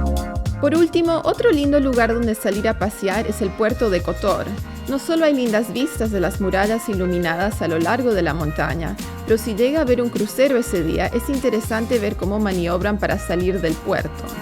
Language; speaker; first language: Spanish; native; Spanish